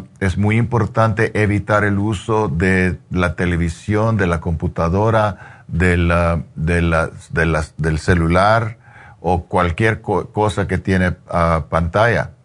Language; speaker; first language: Spanish; non-native, learner; English